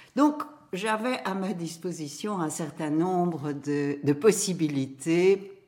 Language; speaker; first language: French; native; French